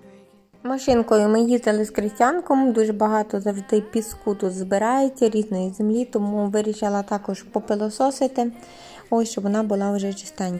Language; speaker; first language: Ukrainian; native; Ukrainian